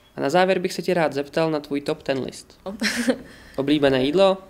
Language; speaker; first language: Czech; native; Czech